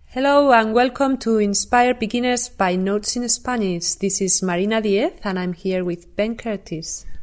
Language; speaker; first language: English; non-native, fluent; Spanish